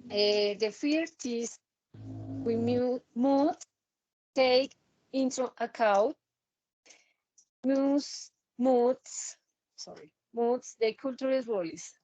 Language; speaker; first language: English; non-native, learner; Spanish